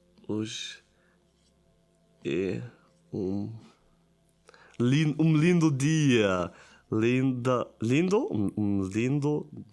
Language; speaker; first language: Portuguese; non-native, learner; Italian